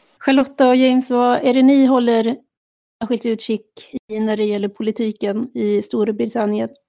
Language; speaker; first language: Swedish; native; Swedish